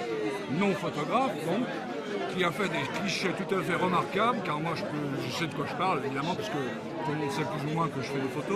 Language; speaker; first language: French; native; French